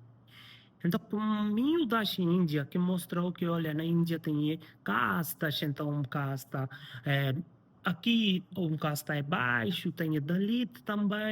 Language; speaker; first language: Portuguese; non-native, learner; Hindi